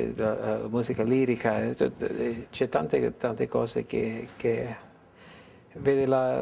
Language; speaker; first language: Italian; early bilingual, heritage; English